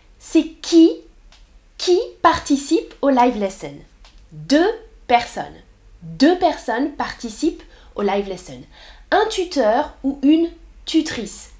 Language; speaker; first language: French; native; French